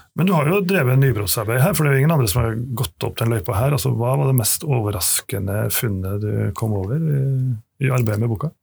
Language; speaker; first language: Norwegian; native; Norwegian